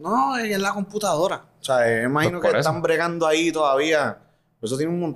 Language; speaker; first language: Spanish; native; Spanish